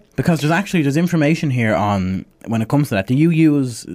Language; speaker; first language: English; native; English